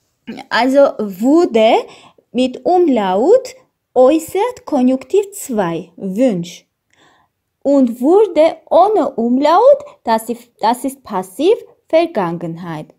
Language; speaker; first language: German; non-native, fluent; Armenian